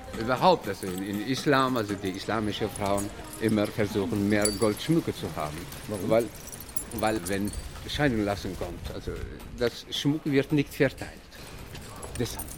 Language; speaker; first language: German; non-native, learner; Tajik